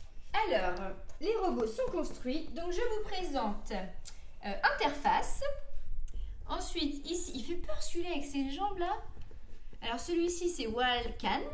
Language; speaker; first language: French; native; French